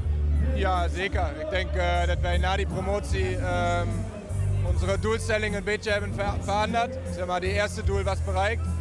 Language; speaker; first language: Dutch; non-native, fluent; German